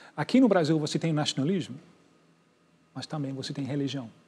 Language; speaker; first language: Portuguese; non-native, fluent; English